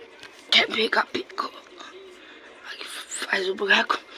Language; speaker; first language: Portuguese; native; Portuguese